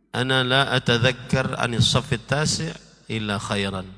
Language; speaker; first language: Arabic; non-native, fluent; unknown